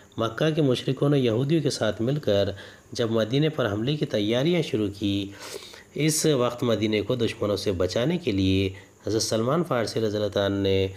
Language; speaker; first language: Urdu; native; Urdu